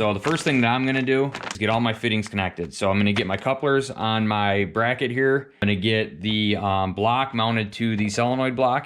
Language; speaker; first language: English; native; English